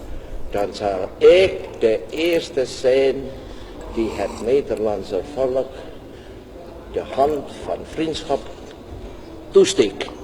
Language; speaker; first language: Dutch; non-native, local second language; Indonesian